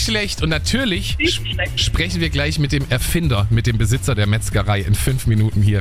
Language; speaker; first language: German; native; German